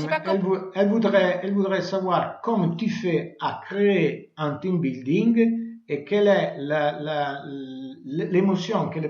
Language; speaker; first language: French; non-native, learner; Italian